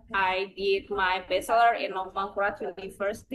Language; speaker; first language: English; non-native, fluent; Indonesian